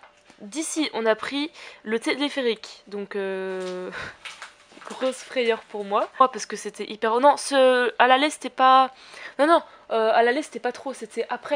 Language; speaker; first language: French; native; French